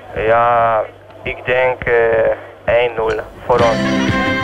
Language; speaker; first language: Dutch; non-native, learner; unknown